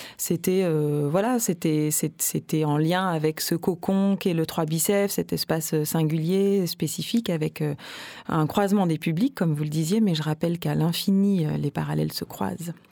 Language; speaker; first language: French; native; French